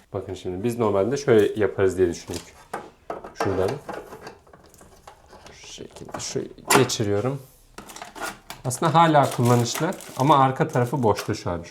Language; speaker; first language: Turkish; native; Turkish